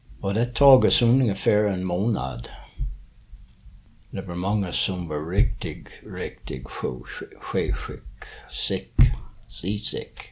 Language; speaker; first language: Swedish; early bilingual, heritage; English